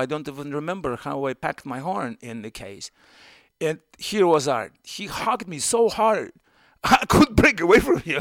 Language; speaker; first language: English; non-native, fluent; Russian